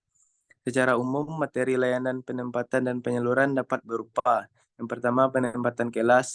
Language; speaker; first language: Indonesian; native; Indonesian